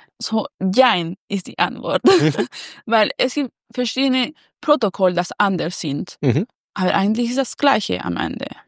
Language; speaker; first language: German; non-native, learner; Spanish